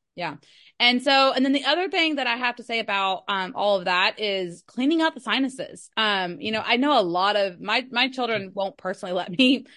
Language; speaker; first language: English; native; English